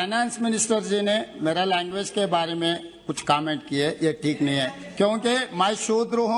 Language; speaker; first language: Hindi; non-native, local second language; Telugu